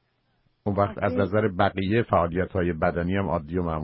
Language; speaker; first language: Persian; native; Persian